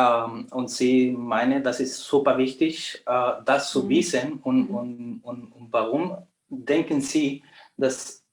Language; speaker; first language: German; non-native, fluent; Spanish